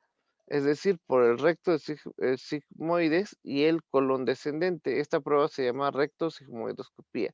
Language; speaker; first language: Spanish; native; Spanish